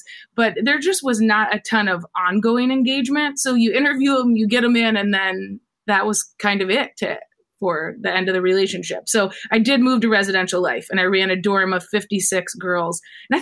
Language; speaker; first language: English; native; English